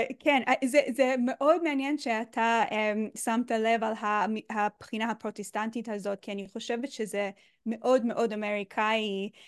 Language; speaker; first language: Hebrew; early bilingual, heritage; English